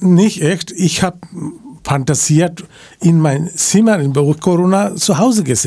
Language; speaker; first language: German; non-native, learner; Bangla